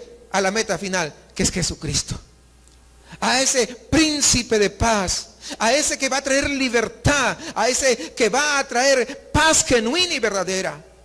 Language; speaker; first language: Spanish; native; Spanish